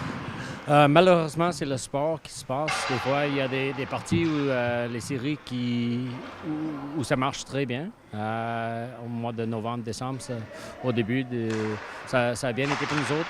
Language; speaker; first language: French; non-native, fluent; English